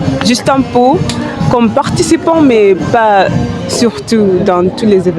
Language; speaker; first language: French; non-native, fluent; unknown